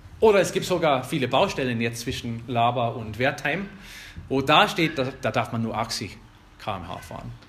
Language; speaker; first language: German; non-native, fluent; English